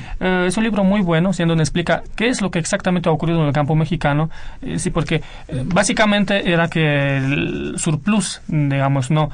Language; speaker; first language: Spanish; non-native, fluent; Romanian